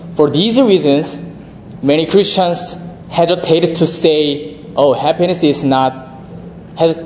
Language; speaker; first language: English; non-native, fluent; Korean